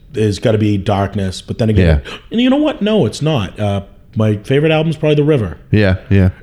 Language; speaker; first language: English; native; English